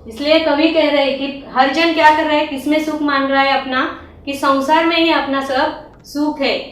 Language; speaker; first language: Hindi; non-native, local second language; Marathi